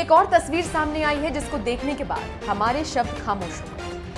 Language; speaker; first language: Hindi; native; Hindi